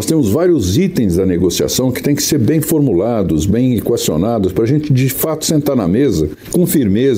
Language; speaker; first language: Portuguese; native; Portuguese